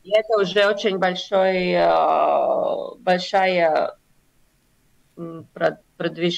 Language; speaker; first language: Russian; non-native, local second language; Latvian